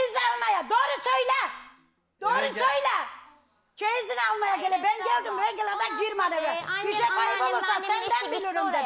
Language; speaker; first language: Turkish; native; Turkish